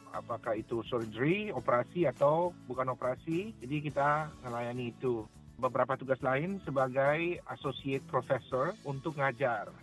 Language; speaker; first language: Indonesian; native; Indonesian